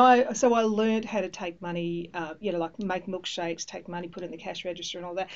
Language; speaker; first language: English; early bilingual, other home language; Greek